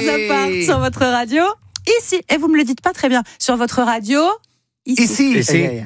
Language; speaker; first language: French; native; French